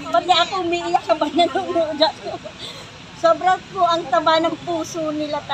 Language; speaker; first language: Filipino; native; Filipino